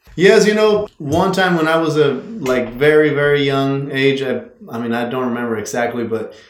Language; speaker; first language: English; non-native, fluent; Spanish